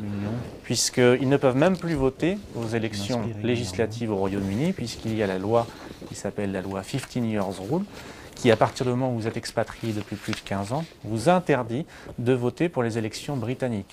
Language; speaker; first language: French; native; French